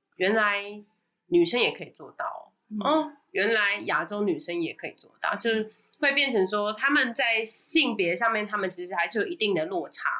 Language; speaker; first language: Chinese; native; Chinese